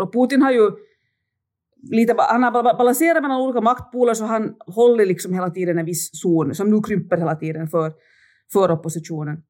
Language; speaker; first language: Swedish; native; Swedish